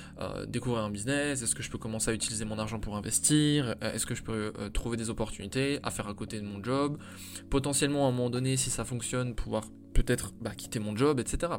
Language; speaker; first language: French; native; French